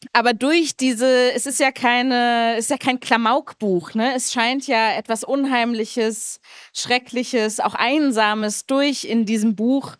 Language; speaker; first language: German; native; German